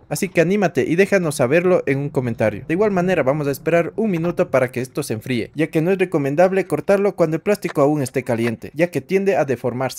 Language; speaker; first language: Spanish; native; Spanish